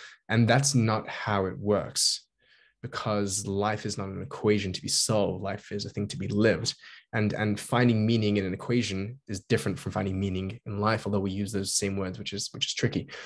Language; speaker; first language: English; native; English